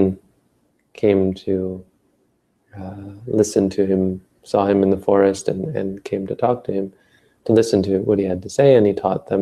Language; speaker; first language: English; native; English